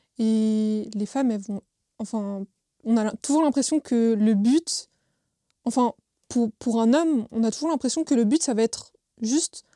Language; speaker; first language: French; native; French